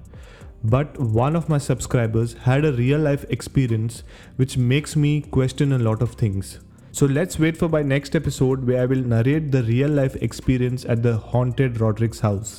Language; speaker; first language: English; non-native, local second language; Konkani